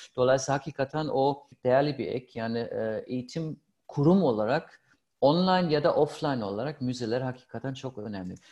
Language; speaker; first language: Turkish; non-native, fluent; German